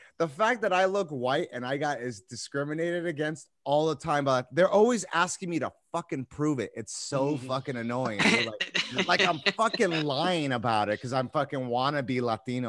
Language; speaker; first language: English; early bilingual, other home language; Spanish